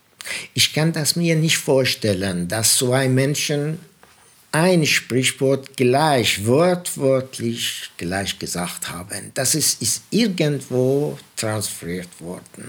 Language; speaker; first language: German; non-native, fluent; Persian